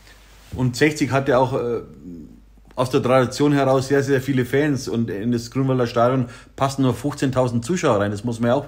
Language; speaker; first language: German; native; German